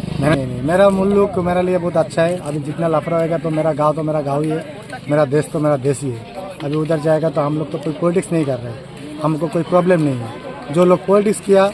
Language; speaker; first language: Hindi; non-native, learner; Bangla